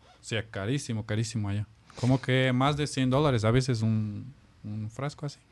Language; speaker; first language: Spanish; non-native, fluent; Portuguese